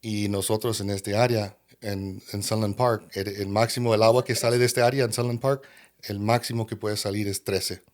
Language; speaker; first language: Spanish; early bilingual, other home language; English